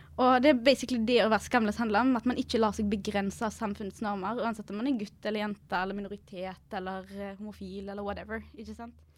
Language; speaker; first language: Norwegian; early bilingual, other home language; Arabic